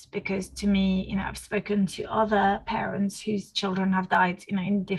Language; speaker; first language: English; non-native, fluent; French